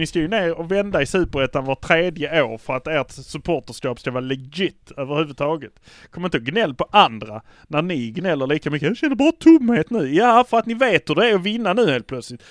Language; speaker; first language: Swedish; native; Swedish